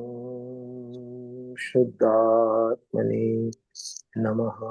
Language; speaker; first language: Hindi; non-native, local second language; Gujarati